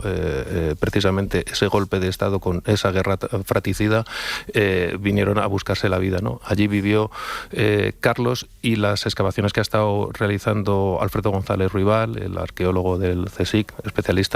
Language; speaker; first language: Spanish; native; Spanish